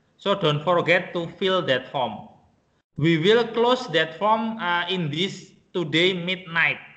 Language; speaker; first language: English; non-native, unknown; Indonesian